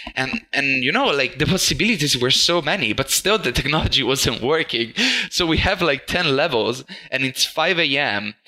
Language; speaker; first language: English; non-native, fluent; Italian